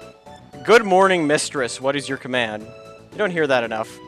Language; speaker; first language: English; native; English